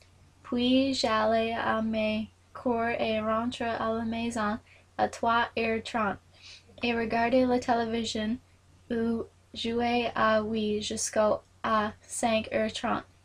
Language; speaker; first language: French; non-native, learner; English